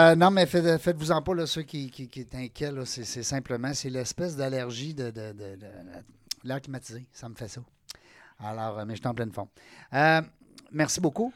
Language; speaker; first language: French; native; French